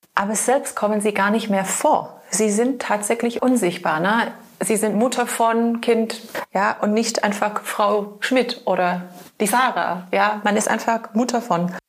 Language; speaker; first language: German; non-native, fluent; English